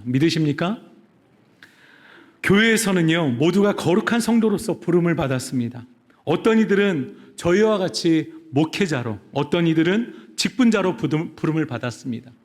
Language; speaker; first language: Korean; native; Korean